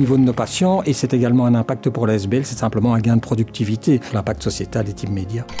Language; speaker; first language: French; native; French